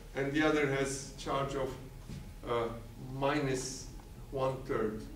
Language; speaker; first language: English; non-native, fluent; Turkish